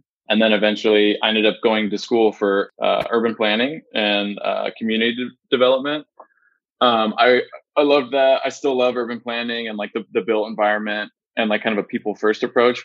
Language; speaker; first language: English; native; English